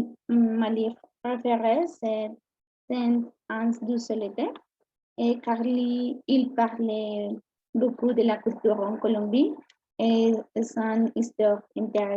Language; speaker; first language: French; non-native, learner; Spanish